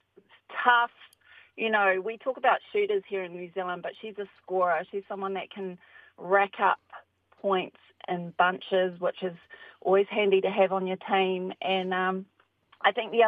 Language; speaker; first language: English; native; English